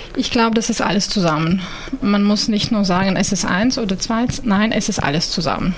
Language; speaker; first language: German; non-native, fluent; Ukrainian